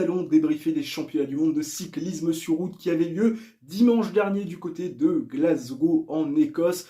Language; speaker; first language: French; native; French